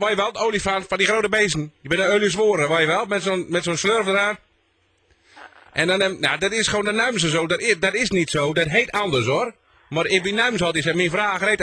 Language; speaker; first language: Dutch; native; Dutch